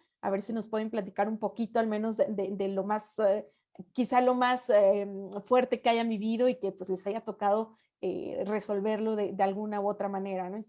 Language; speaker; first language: Spanish; native; Spanish